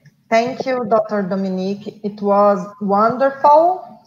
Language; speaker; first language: English; non-native, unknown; Portuguese